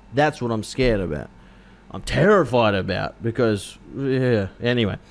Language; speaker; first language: English; native; English